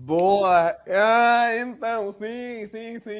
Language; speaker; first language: Portuguese; non-native, fluent; Italian